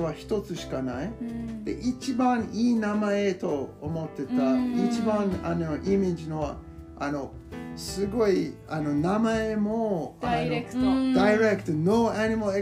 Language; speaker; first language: Japanese; non-native, learner; English